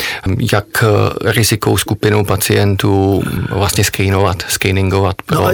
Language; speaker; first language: Czech; native; Czech